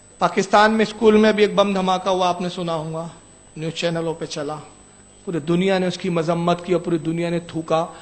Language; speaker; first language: Urdu; native; Urdu